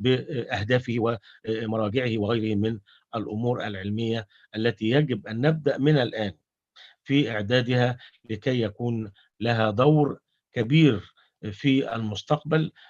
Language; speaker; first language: Arabic; non-native, fluent; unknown